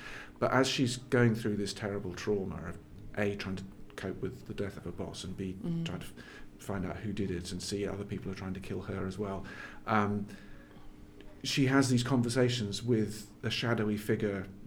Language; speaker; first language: English; native; English